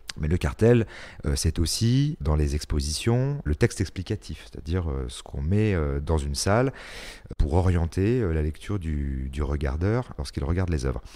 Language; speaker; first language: French; native; French